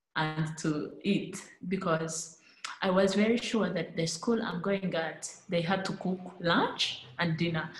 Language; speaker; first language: English; non-native, local second language; Kinyarwanda